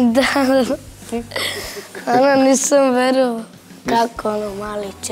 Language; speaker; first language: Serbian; non-native, local second language; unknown